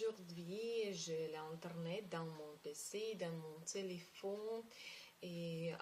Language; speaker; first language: French; non-native, learner; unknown